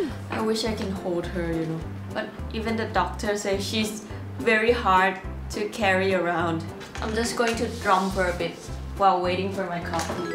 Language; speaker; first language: English; non-native, fluent; Thai